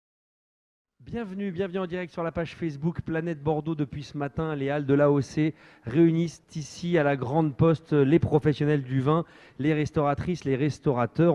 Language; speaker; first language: French; native; French